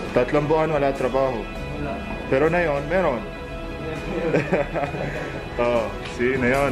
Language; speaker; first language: Filipino; non-native, learner; Arabic